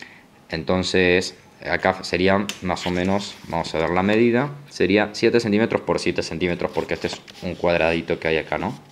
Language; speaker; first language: Spanish; native; Spanish